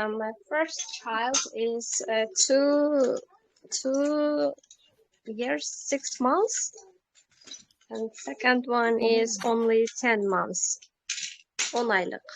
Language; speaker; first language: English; non-native, learner; Kyrgyz